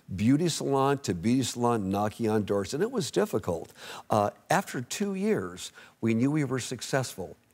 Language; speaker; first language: English; native; English